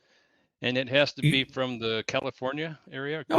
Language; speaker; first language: English; native; English